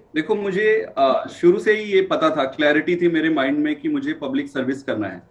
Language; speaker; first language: Hindi; native; Hindi